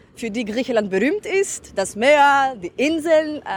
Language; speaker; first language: German; non-native, fluent; Greek